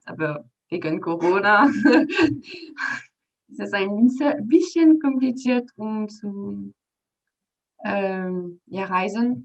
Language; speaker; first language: German; non-native, learner; French